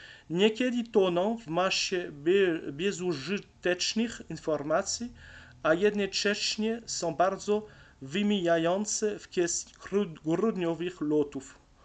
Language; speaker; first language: Polish; non-native, learner; French